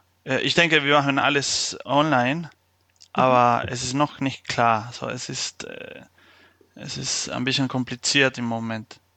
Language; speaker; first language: German; non-native, fluent; Spanish